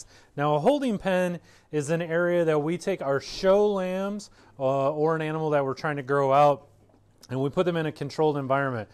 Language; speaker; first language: English; native; English